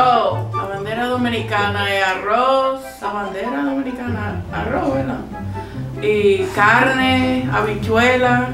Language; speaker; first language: Spanish; non-native, fluent; English